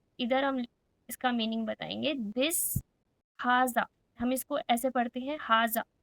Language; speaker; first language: Hindi; native; Hindi